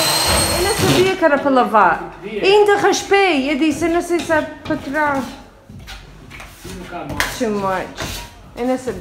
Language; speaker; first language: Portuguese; early bilingual, heritage; Portuguese